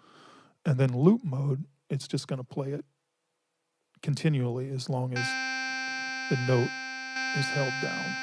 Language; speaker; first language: English; native; English